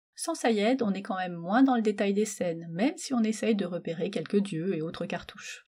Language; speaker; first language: French; native; French